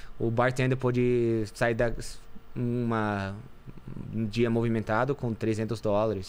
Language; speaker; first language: Portuguese; non-native, fluent; English